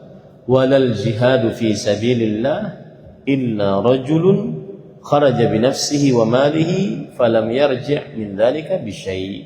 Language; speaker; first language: Arabic; non-native, fluent; Indonesian